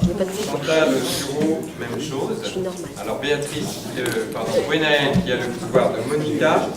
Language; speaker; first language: French; native; French